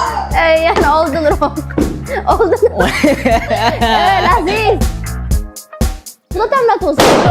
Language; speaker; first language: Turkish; non-native, learner; Uzbek